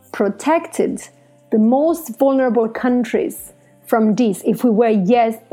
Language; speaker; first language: English; non-native, fluent; Italian